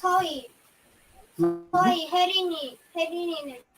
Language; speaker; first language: Korean; early bilingual, other home language; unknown